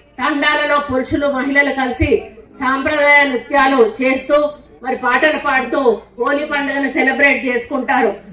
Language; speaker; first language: Telugu; native; Telugu